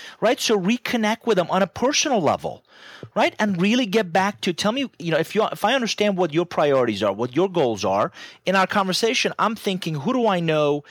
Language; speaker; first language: English; non-native, fluent; Persian